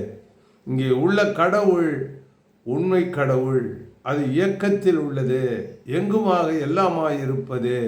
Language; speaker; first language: Tamil; native; Tamil